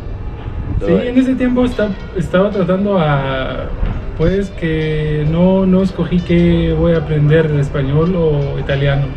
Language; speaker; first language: Spanish; non-native, learner; Arabic